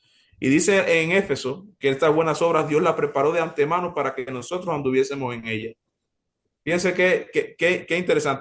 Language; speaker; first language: Spanish; native; Spanish